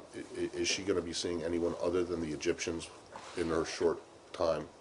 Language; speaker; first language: English; native; English